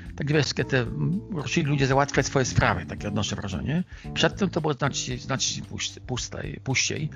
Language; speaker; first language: Polish; native; Polish